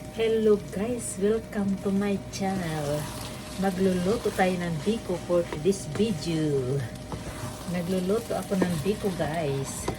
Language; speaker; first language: Filipino; non-native, local second language; Cebuano